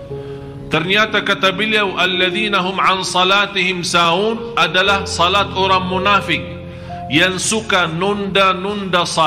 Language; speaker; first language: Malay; non-native, fluent; Arabic